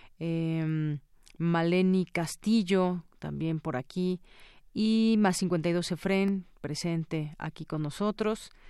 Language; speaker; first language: Spanish; native; Spanish